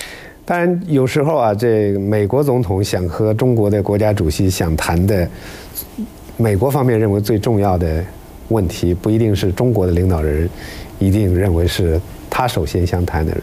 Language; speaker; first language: Chinese; native; Chinese